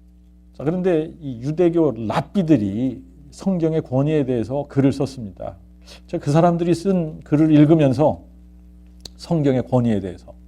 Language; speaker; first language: Korean; native; Korean